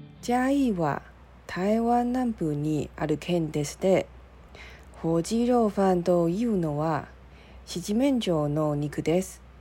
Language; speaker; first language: Japanese; non-native, learner; Chinese